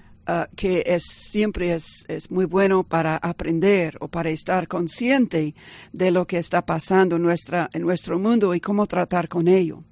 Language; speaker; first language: Spanish; early bilingual, heritage; Spanish